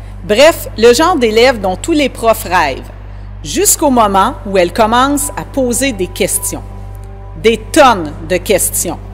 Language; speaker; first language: French; native; French